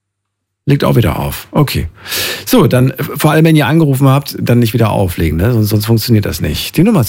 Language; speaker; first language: German; native; German